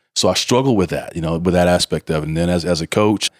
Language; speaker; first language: English; native; English